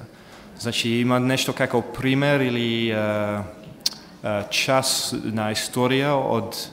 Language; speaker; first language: Macedonian; non-native, fluent; English